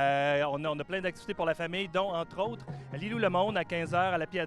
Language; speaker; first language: French; native; French